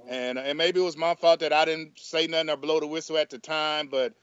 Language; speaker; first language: English; native; English